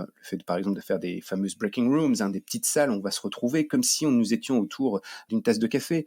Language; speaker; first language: French; native; French